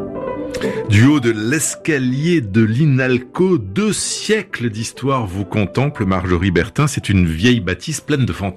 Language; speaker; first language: French; native; French